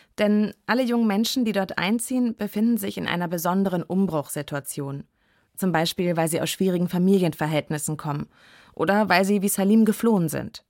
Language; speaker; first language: German; native; German